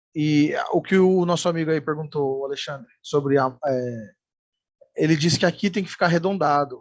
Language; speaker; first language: Portuguese; native; Portuguese